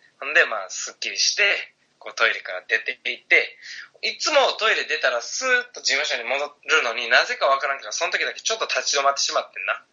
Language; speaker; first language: Japanese; native; Japanese